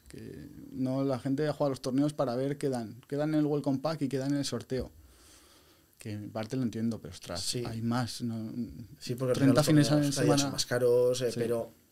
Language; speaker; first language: Spanish; native; Spanish